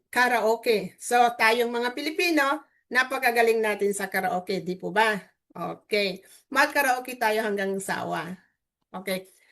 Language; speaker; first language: Filipino; native; Filipino